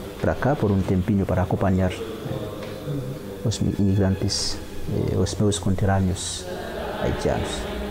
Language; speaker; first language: Portuguese; non-native, fluent; Haitian Creole